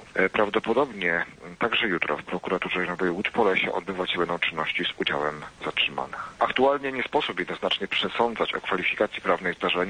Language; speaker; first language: Polish; native; Polish